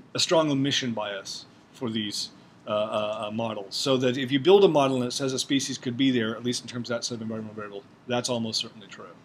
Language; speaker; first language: English; native; English